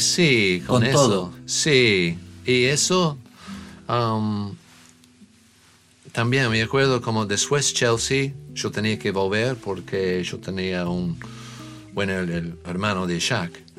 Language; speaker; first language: Spanish; non-native, learner; English